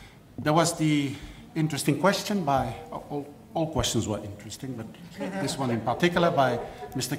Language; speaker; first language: English; non-native, fluent; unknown